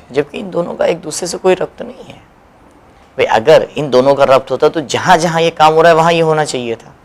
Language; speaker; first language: Urdu; native; Urdu